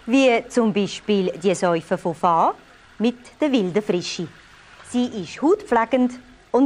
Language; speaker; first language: German; native; German